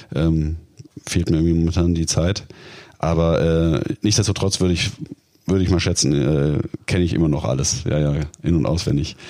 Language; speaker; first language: German; native; German